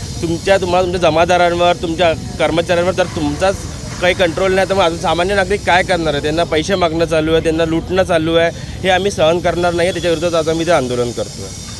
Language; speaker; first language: Marathi; native; Marathi